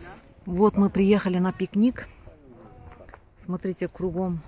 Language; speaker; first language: Russian; native; Russian